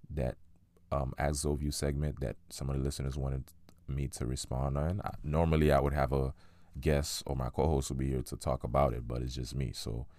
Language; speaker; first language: English; early bilingual, other home language; Haitian Creole